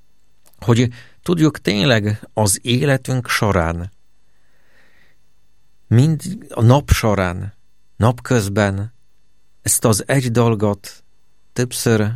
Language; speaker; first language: Hungarian; non-native, fluent; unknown